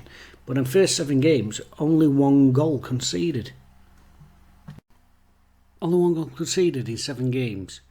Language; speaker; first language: English; native; English